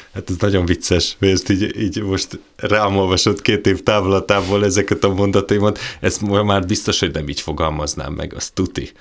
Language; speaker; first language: Hungarian; native; Hungarian